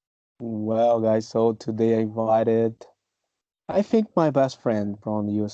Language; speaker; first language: English; non-native, fluent; Portuguese